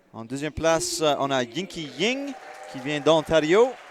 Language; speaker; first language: French; non-native, local second language; English